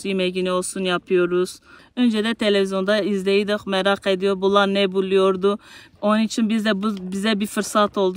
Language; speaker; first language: Turkish; non-native, local second language; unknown